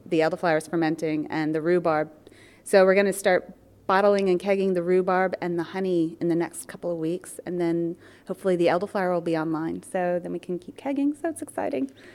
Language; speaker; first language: English; native; English